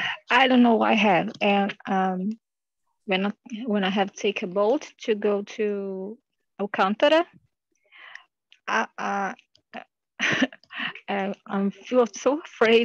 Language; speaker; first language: English; non-native, learner; Portuguese